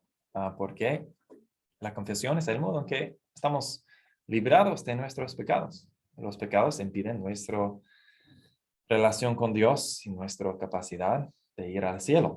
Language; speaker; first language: Spanish; non-native, fluent; English